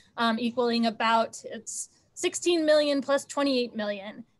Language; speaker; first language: English; native; English